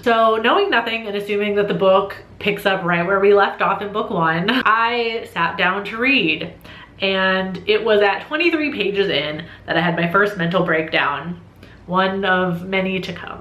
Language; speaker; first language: English; native; English